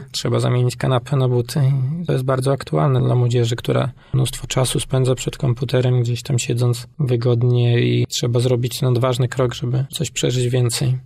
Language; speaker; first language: Polish; native; Polish